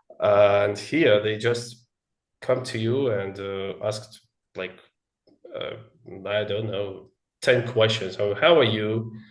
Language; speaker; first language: English; non-native, learner; Russian